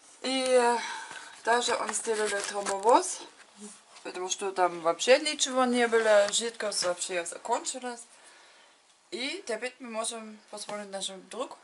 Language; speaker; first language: Russian; non-native, fluent; German